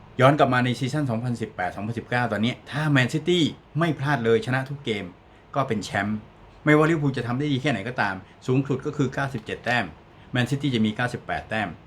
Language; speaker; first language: Thai; native; Thai